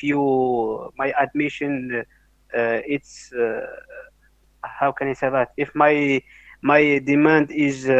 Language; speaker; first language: English; non-native, learner; Arabic